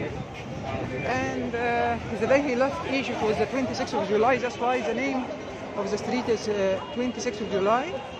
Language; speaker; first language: English; non-native, fluent; Arabic